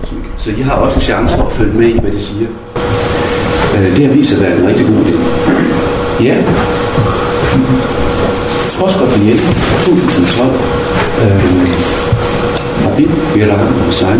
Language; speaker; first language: Danish; native; Danish